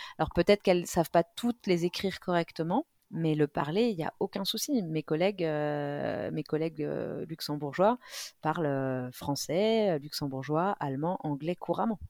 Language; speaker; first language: French; native; French